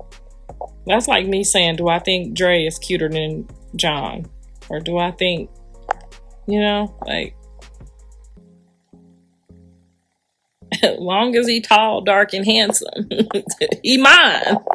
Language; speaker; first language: English; native; English